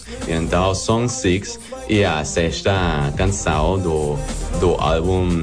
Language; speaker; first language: Portuguese; non-native, learner; German